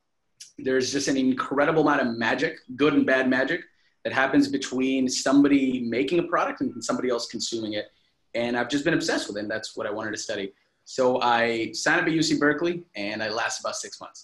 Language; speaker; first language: English; non-native, local second language; Hindi